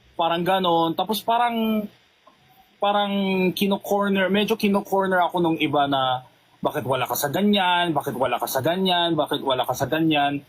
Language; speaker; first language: Filipino; non-native, fluent; Korean